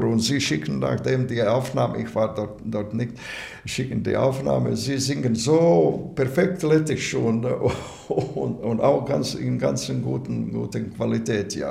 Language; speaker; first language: German; non-native, learner; Latvian